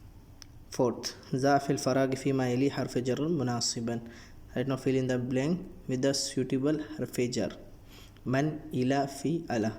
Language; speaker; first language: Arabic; non-native, fluent; Urdu